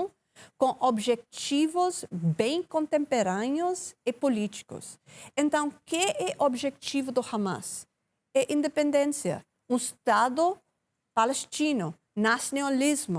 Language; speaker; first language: Portuguese; non-native, learner; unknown